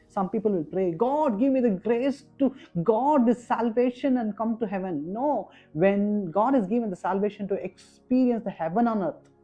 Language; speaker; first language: English; non-native, local second language; Kannada